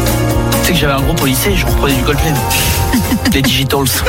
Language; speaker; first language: French; native; French